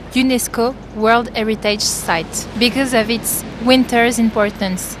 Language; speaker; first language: English; non-native, fluent; French